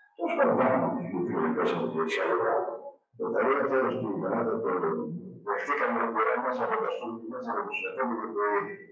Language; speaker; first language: Greek; native; Greek